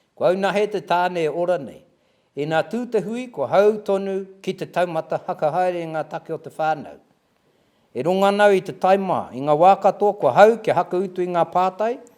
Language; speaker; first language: Māori; native; Māori